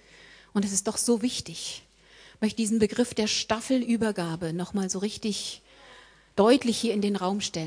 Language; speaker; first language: German; native; German